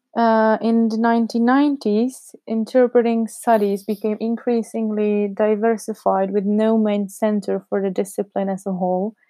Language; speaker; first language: English; non-native, fluent; Czech